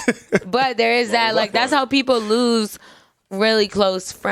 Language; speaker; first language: English; native; English